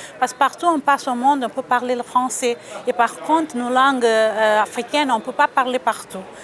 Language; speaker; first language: French; non-native, fluent; Portuguese